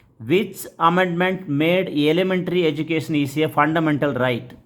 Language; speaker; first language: English; non-native, local second language; Tamil